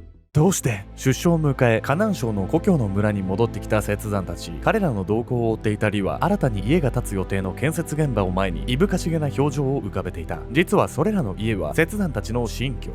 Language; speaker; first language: Japanese; native; Japanese